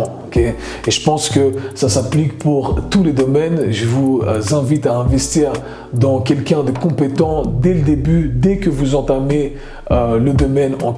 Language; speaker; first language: French; native; French